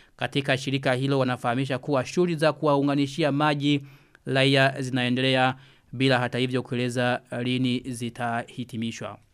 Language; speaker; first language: Swahili; non-native, local second language; Rundi